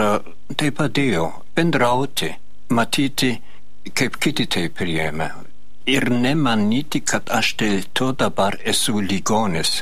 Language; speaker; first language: Lithuanian; non-native, fluent; German